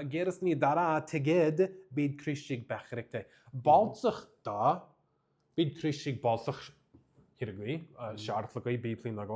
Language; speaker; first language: Mongolian; non-native, learner; English